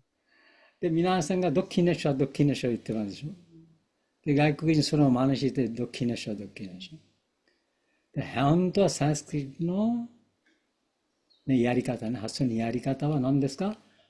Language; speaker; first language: Japanese; non-native, fluent; Bangla